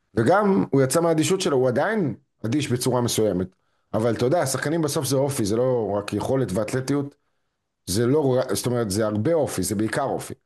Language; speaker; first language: Hebrew; native; Hebrew